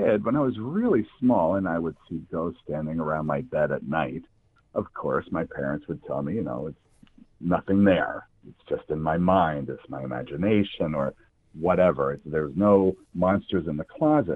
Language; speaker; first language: English; native; English